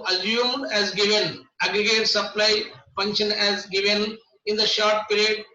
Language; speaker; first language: English; non-native, local second language; Telugu